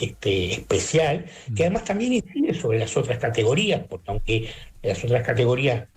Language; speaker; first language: Spanish; native; Spanish